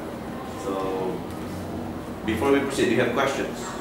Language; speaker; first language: English; non-native, fluent; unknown